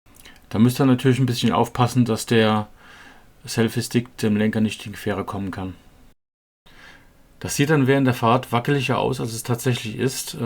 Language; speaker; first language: German; native; German